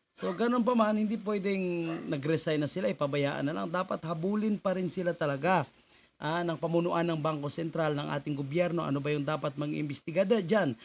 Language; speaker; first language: Filipino; native; Filipino